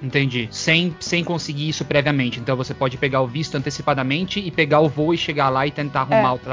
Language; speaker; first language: Portuguese; native; Portuguese